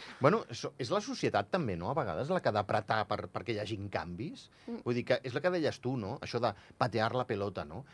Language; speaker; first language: Catalan; native; Catalan